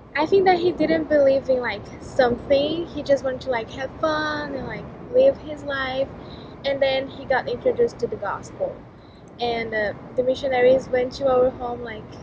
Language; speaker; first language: English; non-native, fluent; Portuguese